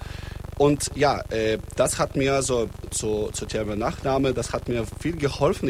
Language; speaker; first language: German; non-native, fluent; Russian